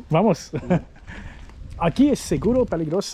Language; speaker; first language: Spanish; non-native, learner; English